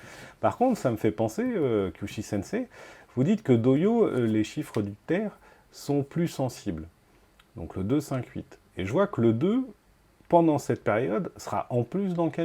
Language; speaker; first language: French; native; French